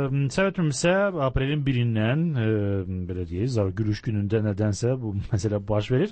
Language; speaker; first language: Azerbaijani; native; Azerbaijani